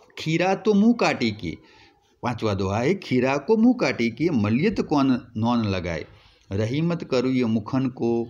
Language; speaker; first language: Hindi; non-native, local second language; Gujarati